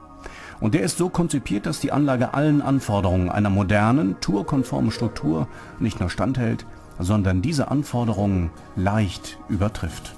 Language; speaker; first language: German; native; German